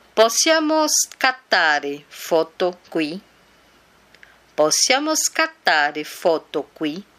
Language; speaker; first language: Italian; non-native, fluent; Portuguese